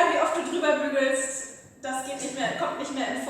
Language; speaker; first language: German; native; German